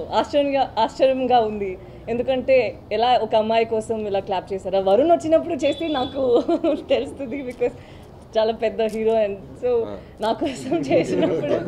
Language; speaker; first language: Telugu; non-native, learner; Tamil